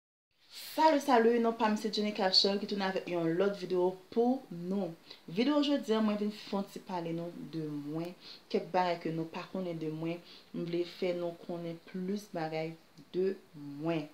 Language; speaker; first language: French; non-native, learner; Haitian Creole